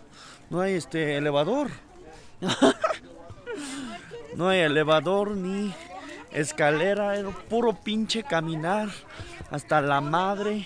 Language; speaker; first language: Spanish; non-native, fluent; Korean